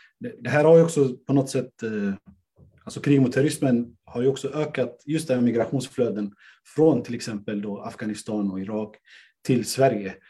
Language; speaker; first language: Swedish; native; Swedish